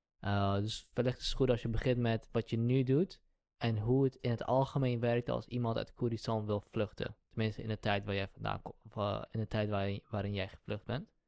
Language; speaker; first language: Dutch; early bilingual, other home language; Kurdish